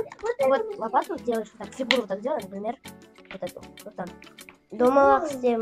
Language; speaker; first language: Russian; non-native, local second language; Kazakh